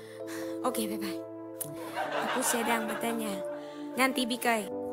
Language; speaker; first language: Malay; non-native, learner; Vietnamese